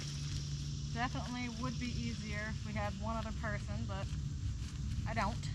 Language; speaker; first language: English; native; English